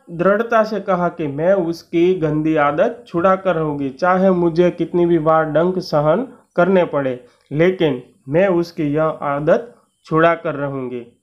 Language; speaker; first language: Hindi; non-native, local second language; Gujarati